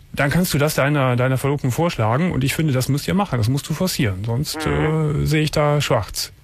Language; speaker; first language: German; native; German